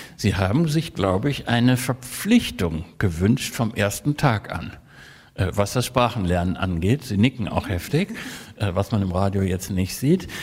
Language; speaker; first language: German; native; German